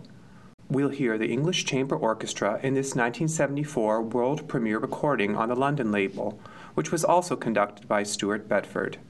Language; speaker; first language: English; native; English